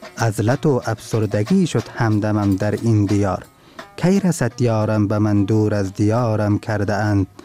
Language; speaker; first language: Persian; non-native, local second language; Turkmen